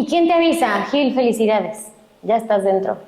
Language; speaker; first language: Spanish; native; Spanish